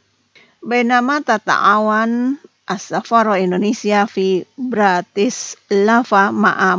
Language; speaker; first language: Arabic; non-native, fluent; Indonesian